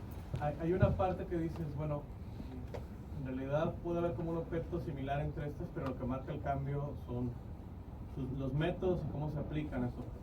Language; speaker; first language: Spanish; native; Spanish